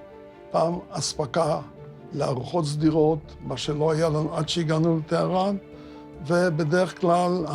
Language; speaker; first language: Hebrew; early bilingual, other home language; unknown